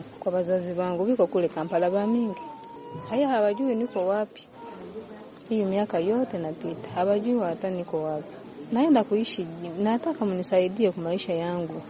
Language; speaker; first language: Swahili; non-native, local second language; Ganda